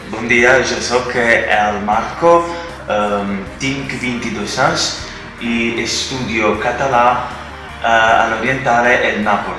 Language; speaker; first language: Catalan; non-native, learner; Italian